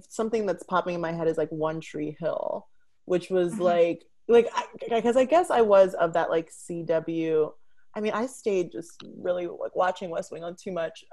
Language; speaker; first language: English; native; English